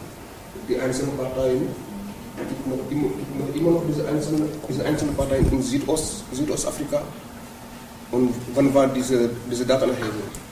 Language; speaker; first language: German; non-native, learner; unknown